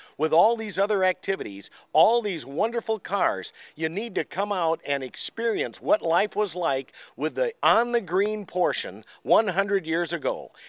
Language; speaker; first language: English; native; English